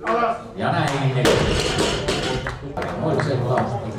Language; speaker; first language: Finnish; native; Finnish